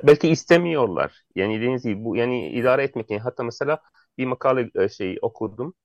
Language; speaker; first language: Turkish; non-native, fluent; Arabic